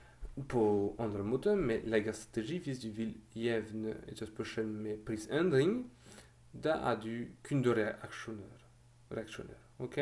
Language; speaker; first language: Norwegian; non-native, learner; French